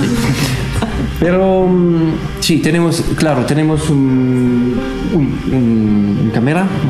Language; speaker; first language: Spanish; non-native, learner; French